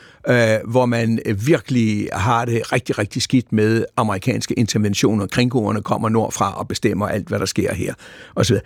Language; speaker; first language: Danish; native; Danish